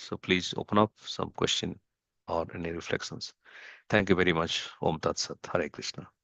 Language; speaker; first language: English; non-native, fluent; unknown